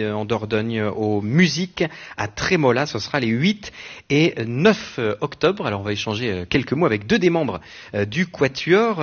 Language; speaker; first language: French; native; French